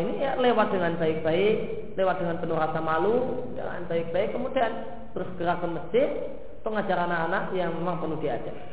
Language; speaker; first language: Indonesian; native; Indonesian